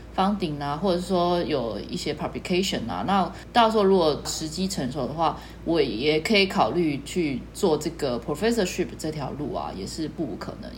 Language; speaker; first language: Chinese; native; Chinese